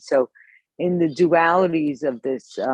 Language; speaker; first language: English; native; English